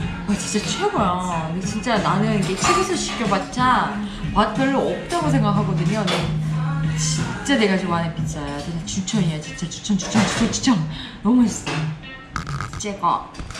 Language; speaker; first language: Korean; non-native, fluent; Uzbek